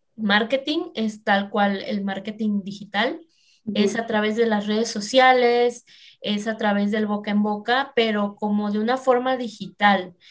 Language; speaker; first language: Spanish; native; Spanish